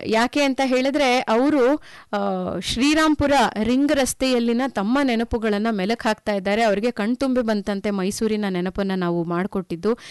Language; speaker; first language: Kannada; native; Kannada